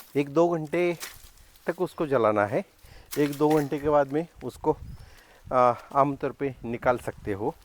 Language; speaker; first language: Hindi; non-native, local second language; Marathi